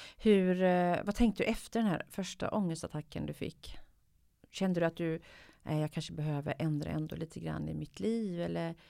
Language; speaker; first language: Swedish; native; Swedish